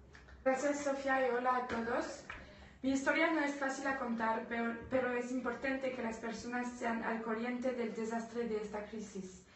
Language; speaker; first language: Spanish; non-native, learner; French